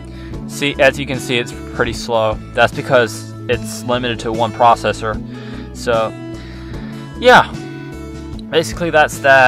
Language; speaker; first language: English; native; English